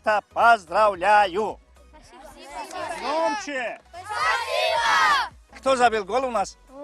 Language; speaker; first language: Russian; non-native, local second language; Tajik